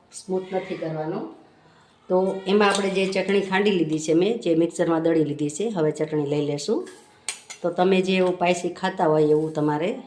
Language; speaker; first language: Gujarati; native; Gujarati